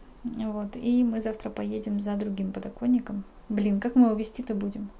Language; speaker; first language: Russian; native; Russian